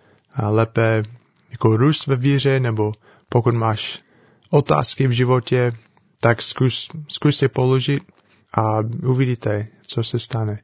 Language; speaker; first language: Czech; non-native, fluent; English